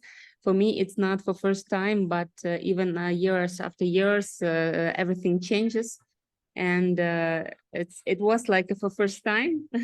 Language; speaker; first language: English; non-native, learner; Ukrainian